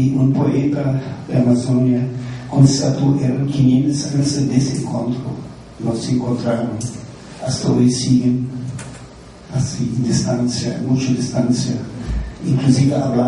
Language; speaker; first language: Spanish; non-native, fluent; German